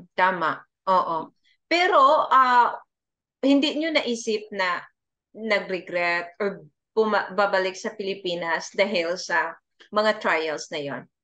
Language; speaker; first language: Filipino; non-native, local second language; Cebuano